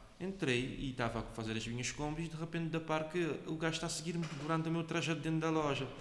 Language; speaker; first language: Portuguese; non-native, local second language; Kabuverdianu